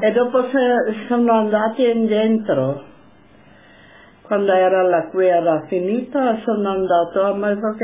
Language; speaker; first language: Italian; non-native, local second language; German